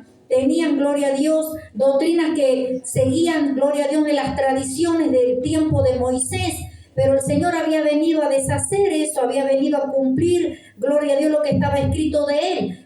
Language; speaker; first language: Spanish; native; Spanish